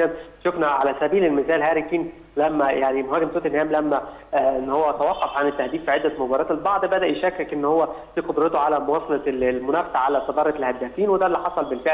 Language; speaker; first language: Arabic; native; Arabic